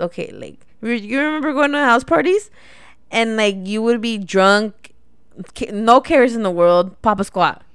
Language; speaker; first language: English; early bilingual, other home language; Spanish